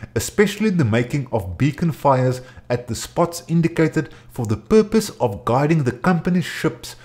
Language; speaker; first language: English; non-native, local second language; Afrikaans